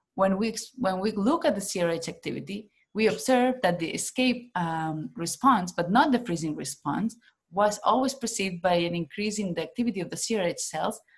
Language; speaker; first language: English; non-native, fluent; Spanish